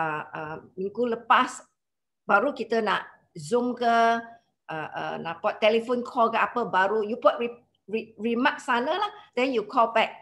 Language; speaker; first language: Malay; non-native, local second language; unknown